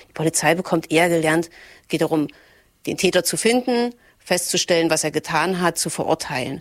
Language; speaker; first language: German; native; German